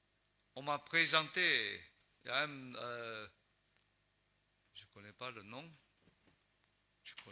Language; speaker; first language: French; non-native, learner; Chinese